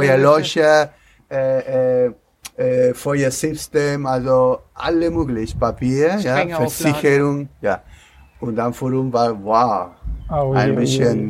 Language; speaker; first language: German; non-native, learner; Spanish